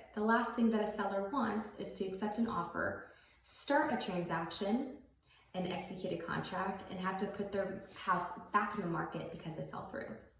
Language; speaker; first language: English; native; English